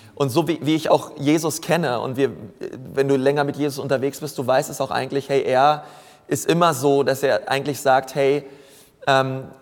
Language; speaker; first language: German; native; German